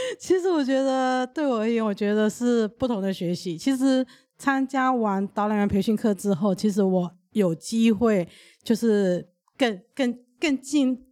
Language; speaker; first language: Chinese; early bilingual, other home language; Burmese